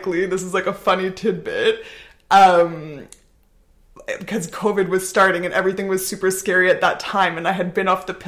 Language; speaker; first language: English; native; English